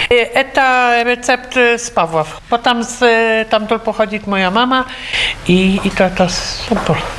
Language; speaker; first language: Polish; non-native, local second language; Belarusian